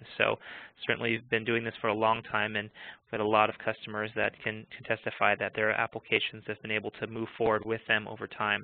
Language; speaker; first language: English; native; English